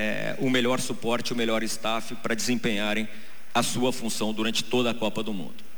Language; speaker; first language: Portuguese; native; Portuguese